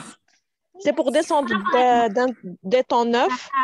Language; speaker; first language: French; non-native, local second language; Arabic